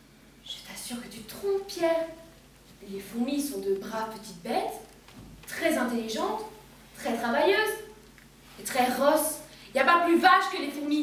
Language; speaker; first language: French; native; French